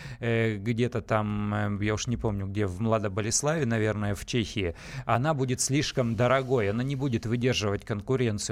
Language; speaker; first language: Russian; native; Russian